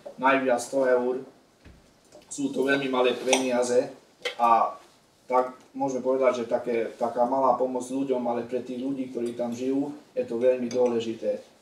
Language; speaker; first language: Slovak; non-native, local second language; Hungarian